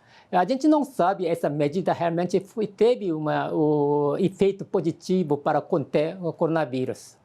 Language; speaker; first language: Portuguese; non-native, learner; Korean